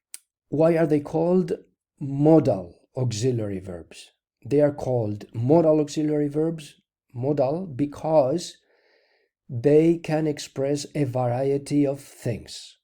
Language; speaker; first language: English; non-native, fluent; Spanish